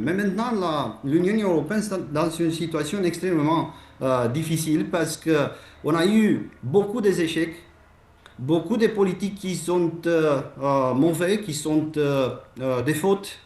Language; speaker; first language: French; non-native, fluent; Romanian